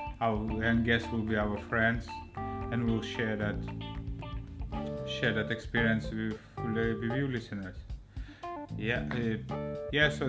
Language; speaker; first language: English; non-native, fluent; Lithuanian